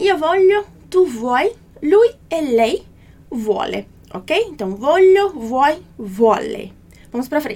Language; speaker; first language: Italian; non-native, fluent; Portuguese